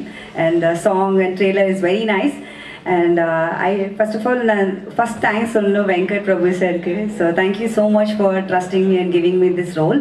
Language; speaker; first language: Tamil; non-native, learner; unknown